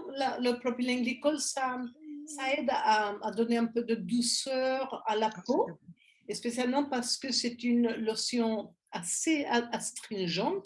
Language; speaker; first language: French; non-native, fluent; Spanish